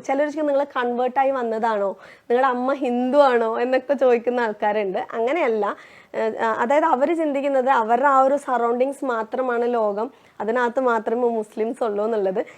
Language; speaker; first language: Malayalam; non-native, local second language; Tamil